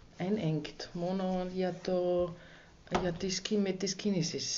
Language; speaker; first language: Greek; non-native, learner; German